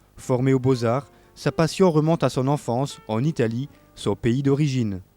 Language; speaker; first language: French; native; French